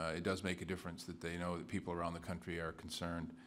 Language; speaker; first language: English; native; English